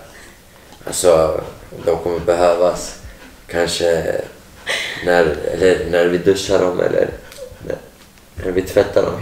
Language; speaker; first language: Swedish; non-native, learner; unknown